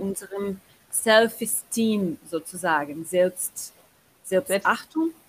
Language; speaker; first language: German; non-native, learner; Portuguese